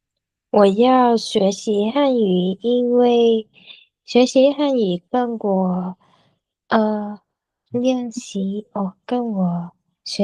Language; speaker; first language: Chinese; non-native, learner; Vietnamese